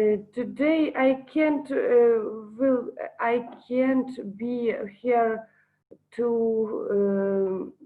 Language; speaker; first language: English; non-native, learner; Russian